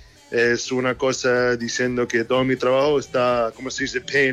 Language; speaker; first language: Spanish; early bilingual, heritage; English